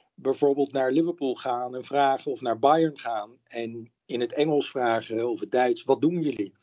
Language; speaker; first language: Dutch; native; Dutch